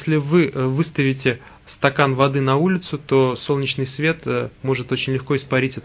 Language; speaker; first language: Russian; native; Russian